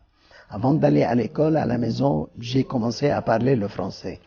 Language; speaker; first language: French; non-native, fluent; Turkish